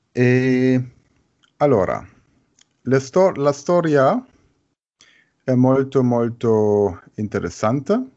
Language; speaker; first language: Italian; non-native, learner; German